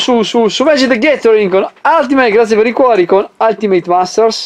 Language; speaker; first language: Italian; native; Italian